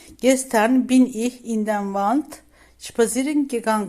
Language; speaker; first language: German; non-native, fluent; Turkish